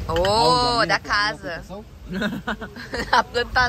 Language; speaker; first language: Portuguese; native; Portuguese